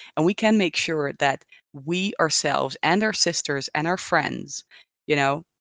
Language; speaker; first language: English; non-native, fluent; Dutch